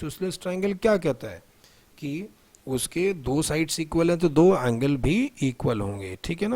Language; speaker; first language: Hindi; native; Hindi